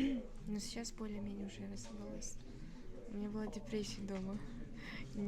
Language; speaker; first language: Russian; non-native, learner; Mongolian